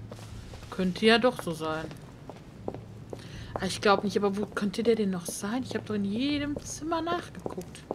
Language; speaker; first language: German; native; German